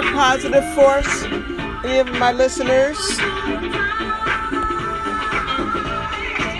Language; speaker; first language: English; native; English